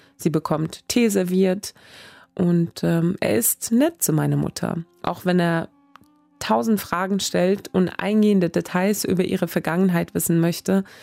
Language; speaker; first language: German; early bilingual, other home language; Swedish